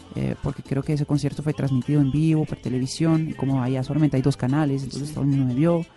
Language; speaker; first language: Spanish; non-native, fluent; Dutch